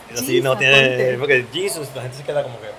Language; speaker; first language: Spanish; native; Spanish